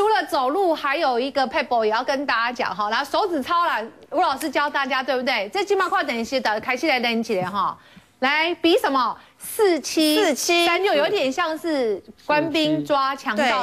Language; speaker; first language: Chinese; native; Chinese